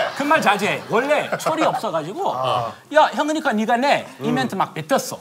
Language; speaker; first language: Korean; non-native, fluent; English